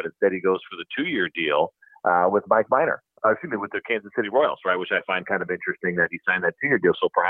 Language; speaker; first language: English; native; English